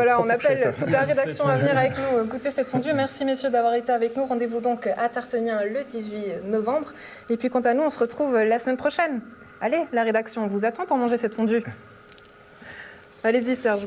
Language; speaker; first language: French; native; French